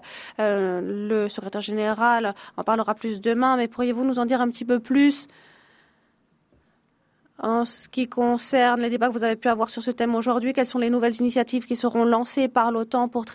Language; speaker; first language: French; native; French